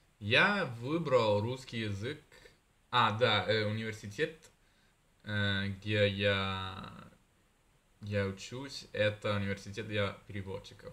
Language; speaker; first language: Russian; non-native, learner; Italian